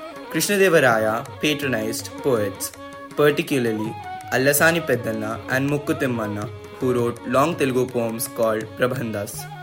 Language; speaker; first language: English; non-native, local second language; Telugu